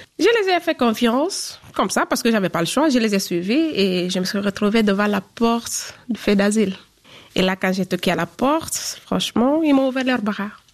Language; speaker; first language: French; non-native, local second language; Fula